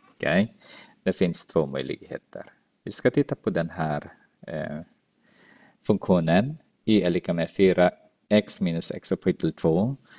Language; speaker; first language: Swedish; non-native, fluent; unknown